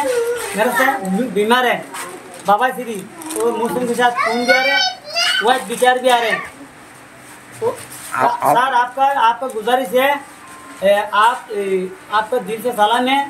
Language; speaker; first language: Hindi; non-native, learner; Rohingya